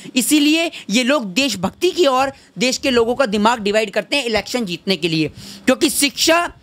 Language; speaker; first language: Hindi; native; Hindi